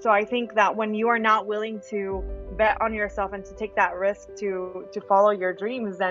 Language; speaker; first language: English; early bilingual, other home language; Spanish